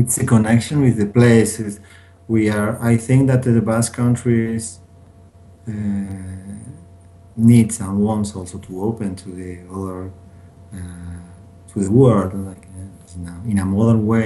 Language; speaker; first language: English; non-native, learner; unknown